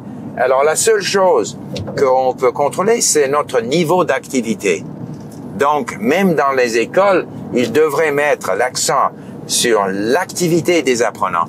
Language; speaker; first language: French; non-native, fluent; English